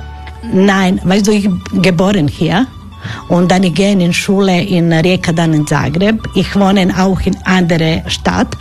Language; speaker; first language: German; non-native, learner; Croatian